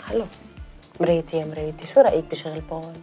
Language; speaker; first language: Arabic; native; Arabic